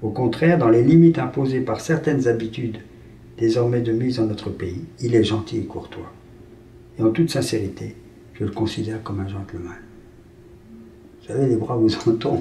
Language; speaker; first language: French; native; French